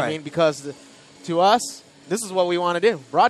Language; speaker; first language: English; native; English